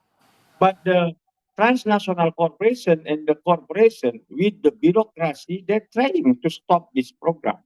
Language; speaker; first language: English; non-native, learner; Indonesian